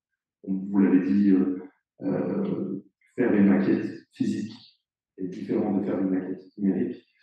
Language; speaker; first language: French; native; French